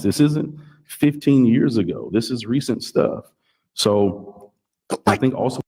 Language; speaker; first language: English; native; English